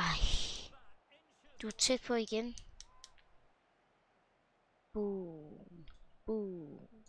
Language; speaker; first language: Danish; native; Danish